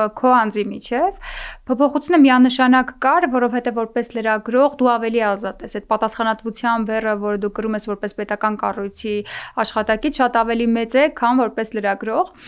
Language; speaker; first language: Armenian; native; Armenian